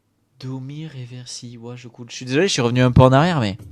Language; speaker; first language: French; native; French